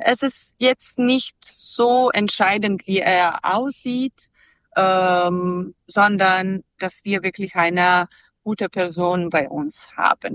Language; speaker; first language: German; non-native, learner; Serbian